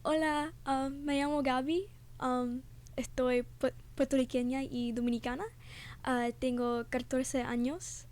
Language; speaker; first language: Spanish; early bilingual, heritage; English